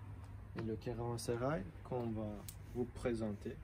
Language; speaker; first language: French; non-native, learner; Turkish